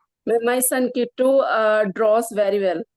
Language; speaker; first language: English; non-native, learner; Hindi